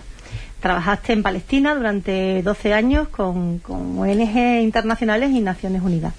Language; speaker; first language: Spanish; native; Spanish